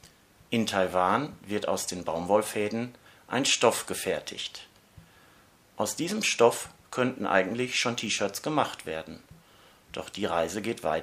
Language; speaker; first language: German; native; German